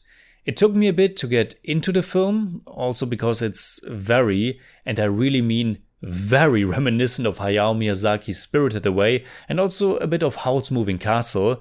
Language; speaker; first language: English; non-native, fluent; German